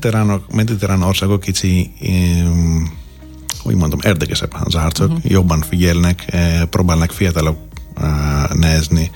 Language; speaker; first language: Hungarian; non-native, fluent; Greek